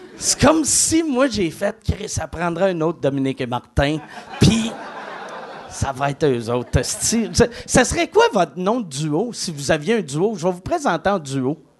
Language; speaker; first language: French; native; French